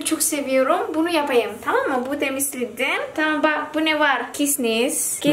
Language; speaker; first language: Turkish; non-native, learner; Indonesian